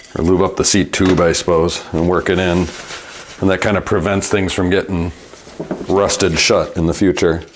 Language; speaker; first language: English; native; English